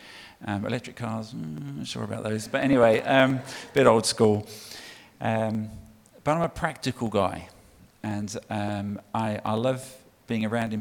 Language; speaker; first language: English; native; English